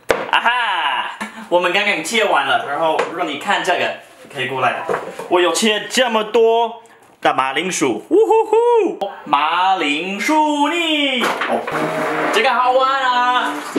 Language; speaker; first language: Chinese; non-native, learner; English